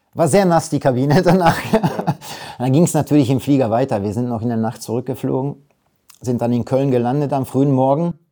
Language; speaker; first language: German; early bilingual, other home language; Polish